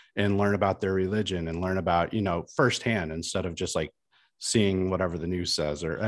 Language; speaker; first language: English; native; English